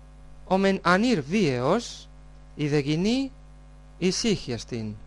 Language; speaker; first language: Greek; non-native, fluent; Spanish